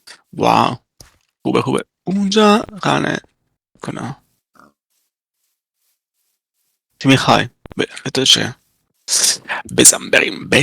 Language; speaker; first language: Persian; non-native, learner; Italian